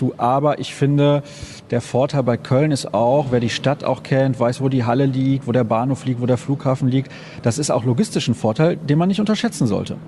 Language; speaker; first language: German; native; German